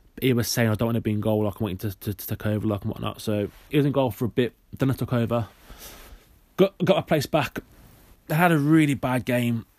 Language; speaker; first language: English; native; English